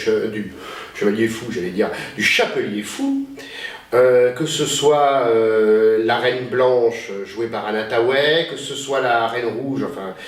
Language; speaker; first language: French; native; French